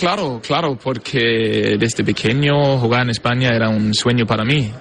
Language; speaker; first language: Spanish; non-native, fluent; Portuguese